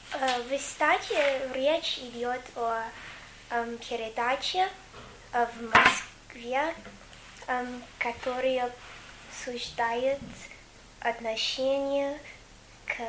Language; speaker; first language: Russian; non-native, learner; English